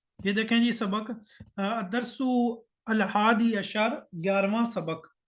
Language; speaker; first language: Urdu; native; Urdu